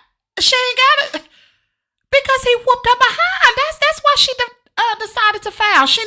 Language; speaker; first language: English; native; English